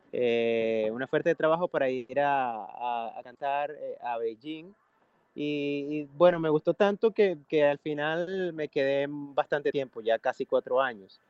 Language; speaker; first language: Spanish; native; Spanish